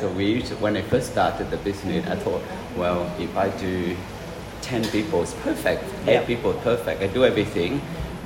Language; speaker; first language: English; non-native, fluent; Vietnamese